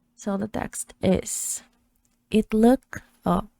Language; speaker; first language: English; non-native, fluent; Portuguese